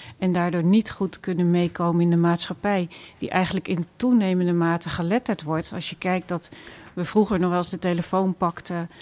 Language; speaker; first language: Dutch; native; Dutch